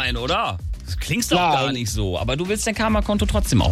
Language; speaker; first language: German; native; German